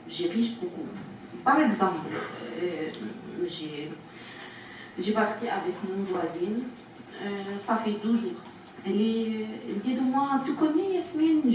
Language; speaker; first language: French; non-native, learner; Arabic